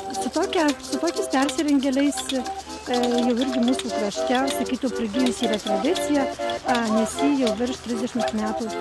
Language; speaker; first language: Lithuanian; native; Lithuanian